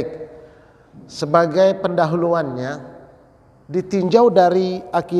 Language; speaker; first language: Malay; non-native, local second language; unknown